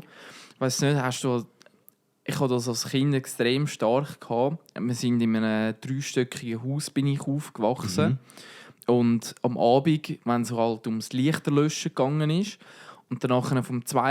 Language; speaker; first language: German; native; German